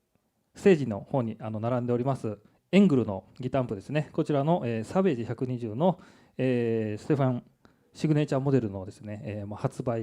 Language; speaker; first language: Japanese; native; Japanese